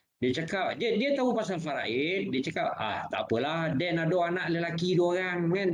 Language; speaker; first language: Malay; native; Malay